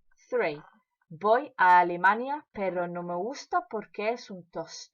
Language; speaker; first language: Spanish; non-native, fluent; English